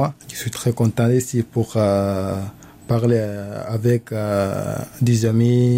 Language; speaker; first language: French; non-native, learner; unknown